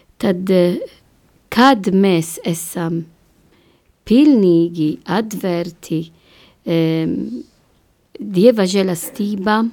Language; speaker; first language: Latvian; non-native, learner; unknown